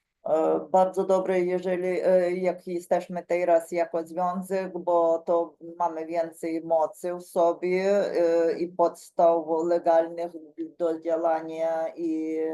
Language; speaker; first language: Polish; non-native, fluent; Ukrainian